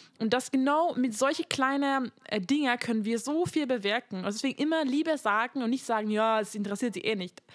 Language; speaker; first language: German; non-native, fluent; Hungarian